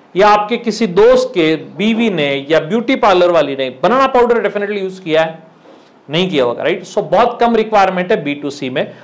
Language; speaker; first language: Hindi; non-native, local second language; Marathi